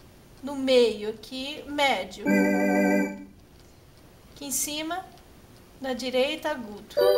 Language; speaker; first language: Portuguese; native; Portuguese